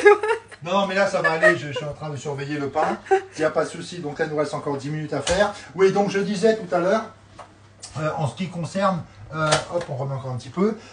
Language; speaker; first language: French; native; French